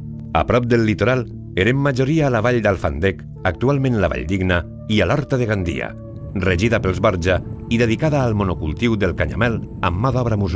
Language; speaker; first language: Catalan; native; Catalan